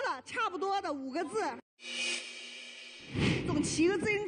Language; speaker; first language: Chinese; native; Chinese